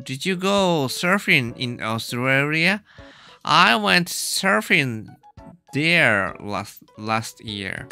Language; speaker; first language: English; non-native, learner; Japanese